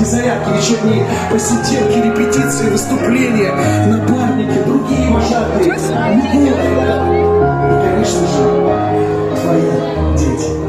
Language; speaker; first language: Russian; native; Russian